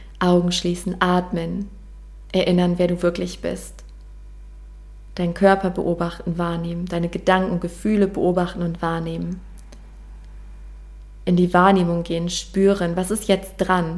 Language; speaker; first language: German; native; German